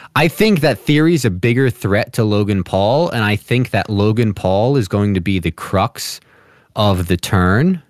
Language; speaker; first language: English; native; English